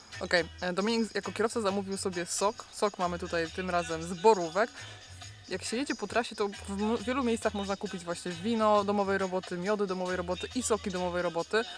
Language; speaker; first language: Polish; native; Polish